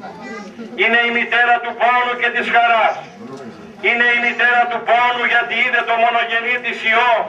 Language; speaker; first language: Greek; native; Greek